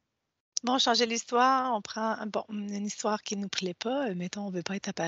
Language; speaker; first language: French; native; French